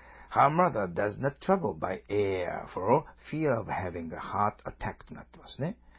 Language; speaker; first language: English; non-native, fluent; Japanese